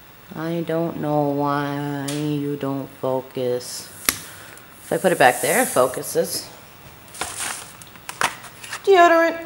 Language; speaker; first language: English; native; English